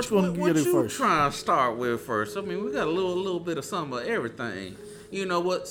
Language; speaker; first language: English; native; English